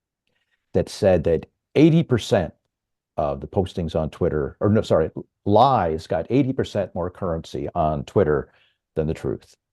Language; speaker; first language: English; native; English